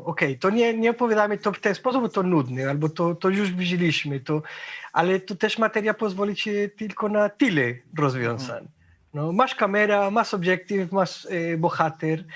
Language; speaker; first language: Polish; non-native, fluent; Spanish